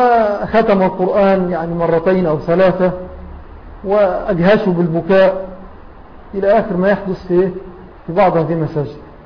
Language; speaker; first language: Arabic; native; Arabic